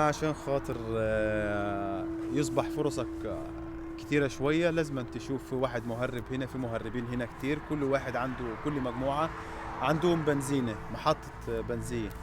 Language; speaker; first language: Arabic; native; Arabic